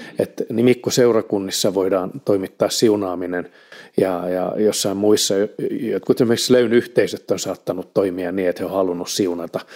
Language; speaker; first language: Finnish; native; Finnish